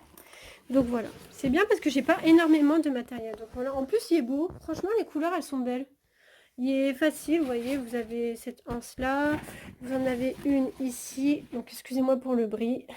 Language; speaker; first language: French; native; French